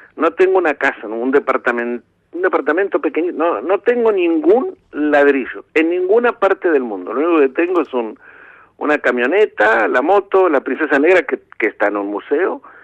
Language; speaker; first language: Spanish; native; Spanish